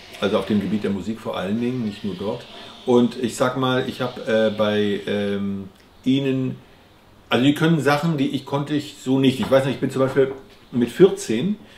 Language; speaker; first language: German; native; German